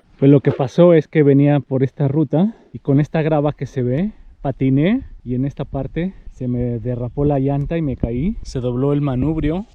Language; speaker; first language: Spanish; native; Spanish